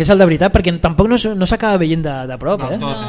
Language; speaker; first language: Catalan; native; Catalan